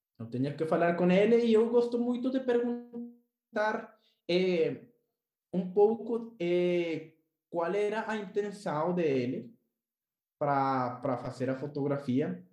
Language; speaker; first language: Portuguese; non-native, learner; Spanish